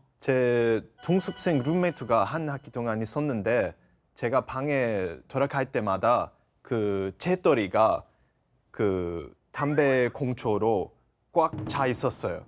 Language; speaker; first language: Korean; non-native, fluent; English